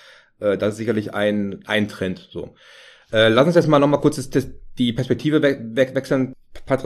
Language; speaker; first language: German; native; German